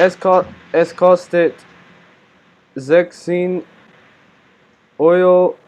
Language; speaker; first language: German; non-native, learner; English